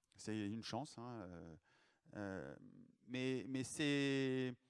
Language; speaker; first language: French; native; French